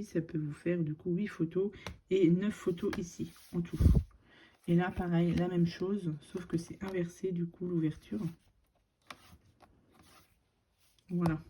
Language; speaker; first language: French; native; French